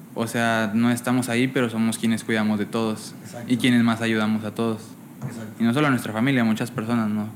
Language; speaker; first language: Spanish; native; Spanish